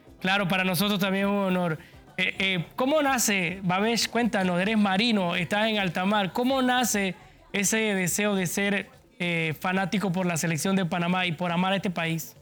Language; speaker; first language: Spanish; native; Spanish